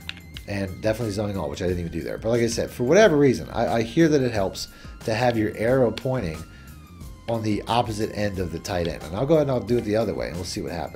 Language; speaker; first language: English; native; English